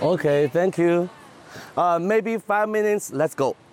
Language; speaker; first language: English; non-native, learner; Chinese